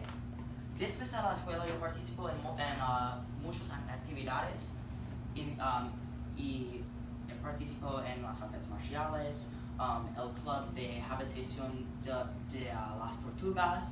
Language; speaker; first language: Spanish; non-native, learner; English